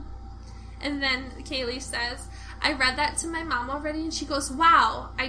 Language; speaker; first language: English; native; English